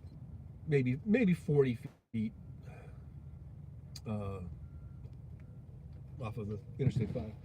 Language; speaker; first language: English; native; English